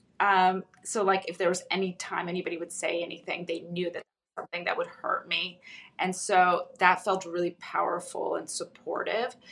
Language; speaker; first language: English; early bilingual, other home language; Russian